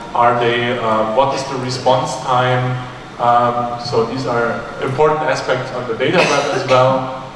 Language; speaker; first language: English; non-native, fluent; German